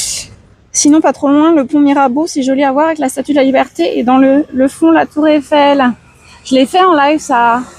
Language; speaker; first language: French; native; French